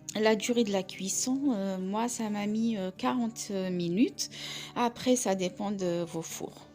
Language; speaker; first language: French; non-native, local second language; Arabic